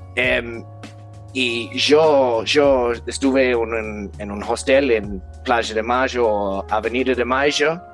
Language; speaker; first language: Spanish; non-native, fluent; English